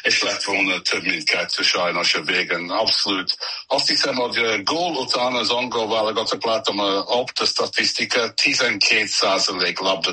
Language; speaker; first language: Hungarian; non-native, fluent; English